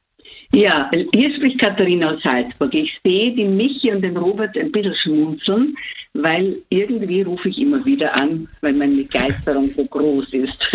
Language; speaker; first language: German; native; German